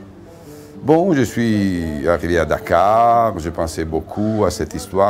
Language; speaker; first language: French; non-native, fluent; Italian